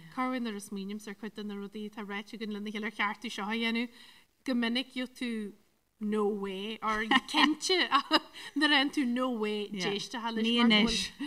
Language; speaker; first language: Irish; native; Irish